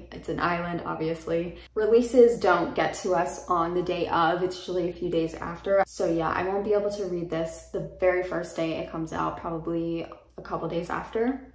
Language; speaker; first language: English; native; English